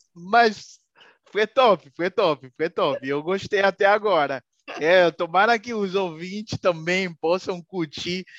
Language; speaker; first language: Portuguese; non-native, fluent; Haitian Creole